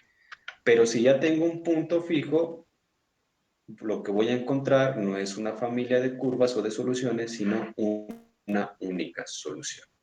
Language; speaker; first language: Spanish; native; Spanish